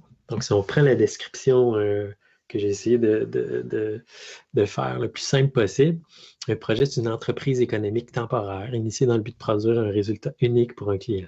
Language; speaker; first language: French; native; French